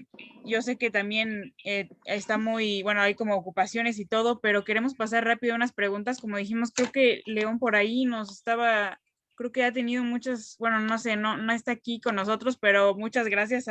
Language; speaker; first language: Spanish; native; Spanish